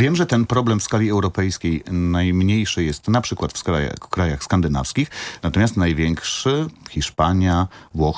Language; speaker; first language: Polish; native; Polish